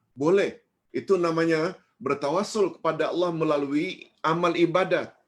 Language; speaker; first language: Malay; native; Malay